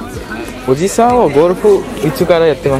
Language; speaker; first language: Japanese; non-native, learner; Nepali